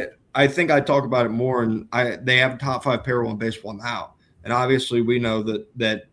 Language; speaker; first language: English; native; English